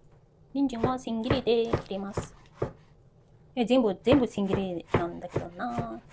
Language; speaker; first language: Japanese; non-native, fluent; Mongolian